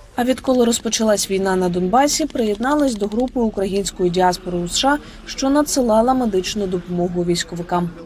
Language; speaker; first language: Ukrainian; native; Ukrainian